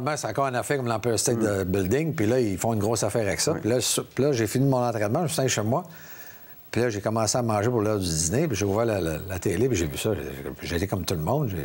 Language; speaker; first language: French; native; French